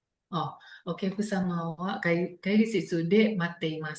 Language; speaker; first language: Japanese; non-native, learner; Indonesian